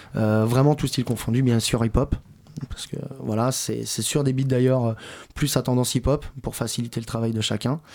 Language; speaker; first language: French; native; French